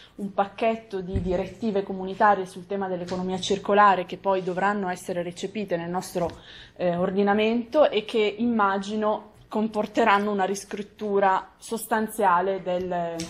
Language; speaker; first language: Italian; native; Italian